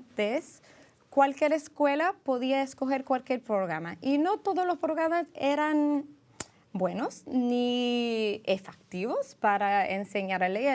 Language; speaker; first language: Spanish; early bilingual, heritage; English